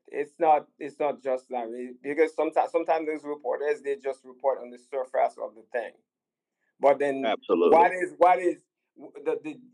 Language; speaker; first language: English; non-native, fluent; Haitian Creole